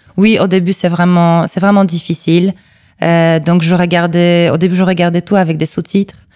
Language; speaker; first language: French; non-native, fluent; Polish